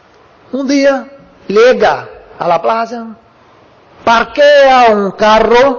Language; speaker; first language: Spanish; non-native, learner; Portuguese